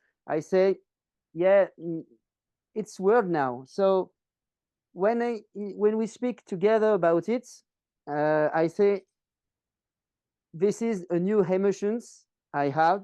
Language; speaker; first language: English; non-native, learner; French